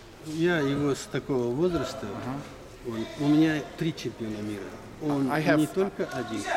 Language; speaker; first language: Russian; native; Russian